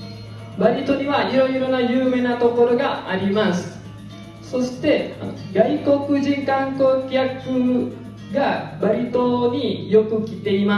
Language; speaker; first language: Japanese; non-native, learner; Indonesian